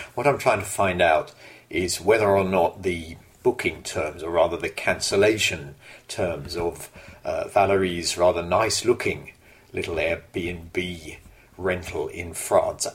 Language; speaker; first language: English; native; English